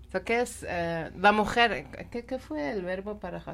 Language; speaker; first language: Spanish; non-native, learner; Persian